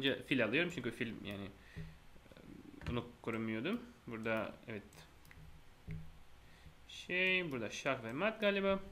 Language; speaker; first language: Turkish; non-native, fluent; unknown